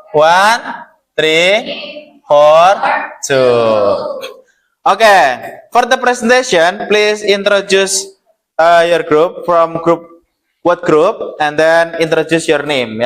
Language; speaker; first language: English; non-native, learner; Indonesian